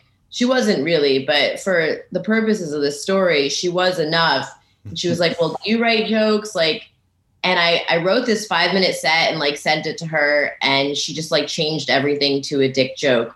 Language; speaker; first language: English; native; English